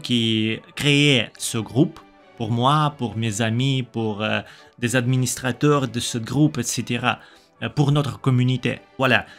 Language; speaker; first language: French; non-native, learner; Russian